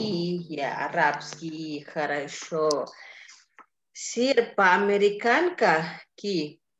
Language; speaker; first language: Russian; non-native, fluent; Indonesian